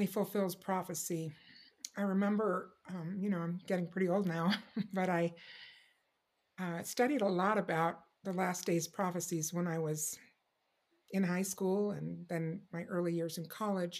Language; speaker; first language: English; native; English